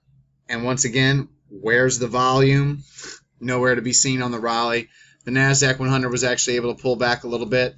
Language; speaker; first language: English; native; English